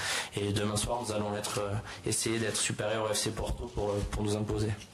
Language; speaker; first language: French; native; French